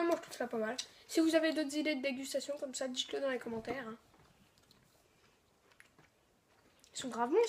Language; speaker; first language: French; native; French